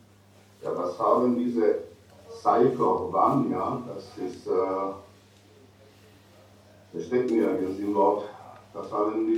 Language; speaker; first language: German; non-native, fluent; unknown